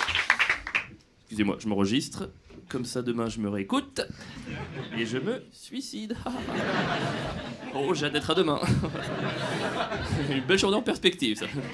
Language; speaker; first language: French; native; French